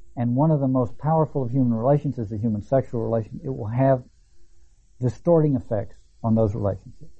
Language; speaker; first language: English; native; English